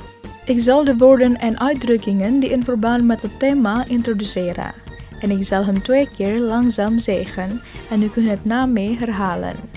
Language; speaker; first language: Dutch; non-native, fluent; Indonesian